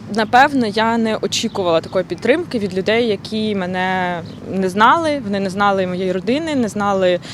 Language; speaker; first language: Ukrainian; non-native, local second language; Russian